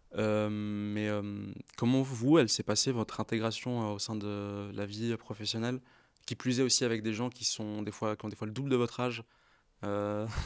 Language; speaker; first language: French; native; French